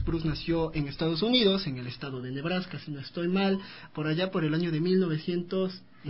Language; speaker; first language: Spanish; native; Spanish